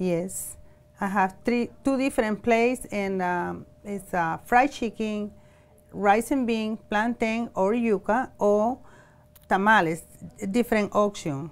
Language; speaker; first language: English; non-native, learner; Spanish